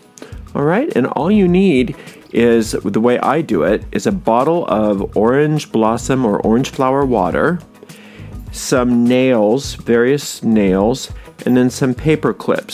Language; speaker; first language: English; native; English